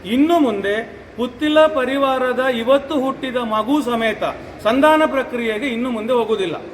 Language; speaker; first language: Kannada; native; Kannada